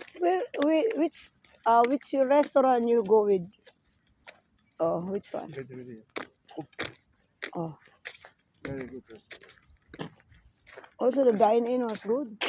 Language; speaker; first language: English; non-native, learner; Filipino